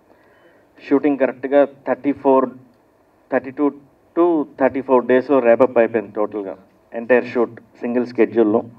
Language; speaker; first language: Telugu; native; Telugu